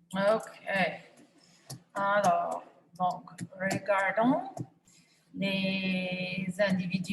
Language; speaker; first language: French; non-native, fluent; English